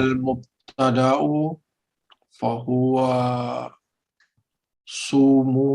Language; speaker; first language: Arabic; non-native, learner; Indonesian